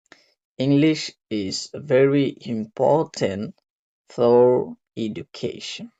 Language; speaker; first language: English; non-native, learner; Bangla